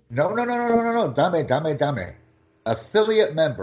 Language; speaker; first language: Japanese; non-native, learner; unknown